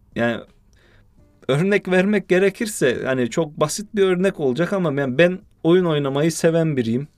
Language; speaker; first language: Turkish; early bilingual, heritage; Turkish